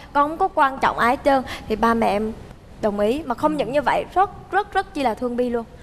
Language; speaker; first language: Vietnamese; early bilingual, heritage; Vietnamese